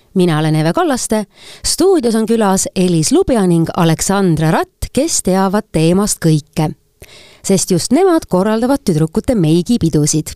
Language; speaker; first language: Estonian; native; Estonian